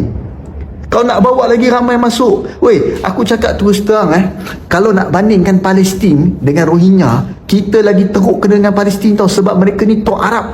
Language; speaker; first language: Malay; native; Malay